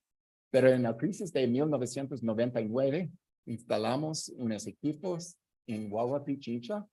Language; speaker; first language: Spanish; non-native, fluent; English